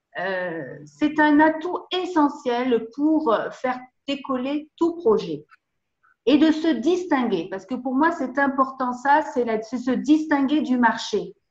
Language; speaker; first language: French; non-native, local second language; Arabic